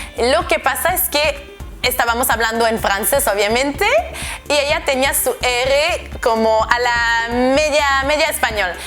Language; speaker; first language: Spanish; non-native, fluent; French